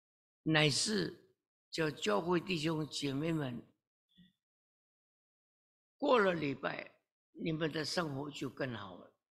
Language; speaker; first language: Chinese; early bilingual, heritage; Chinese